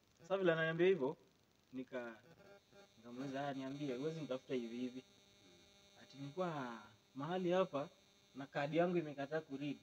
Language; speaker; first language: Swahili; native; Swahili